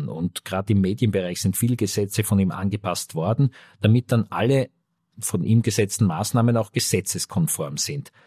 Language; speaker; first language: German; native; German